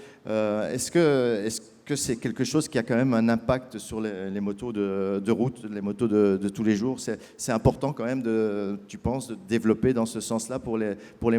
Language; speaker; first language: French; native; French